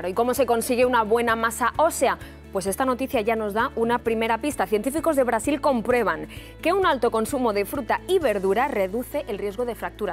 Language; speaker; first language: Spanish; native; Spanish